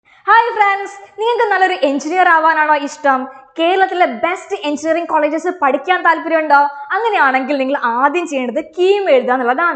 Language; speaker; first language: Malayalam; native; Malayalam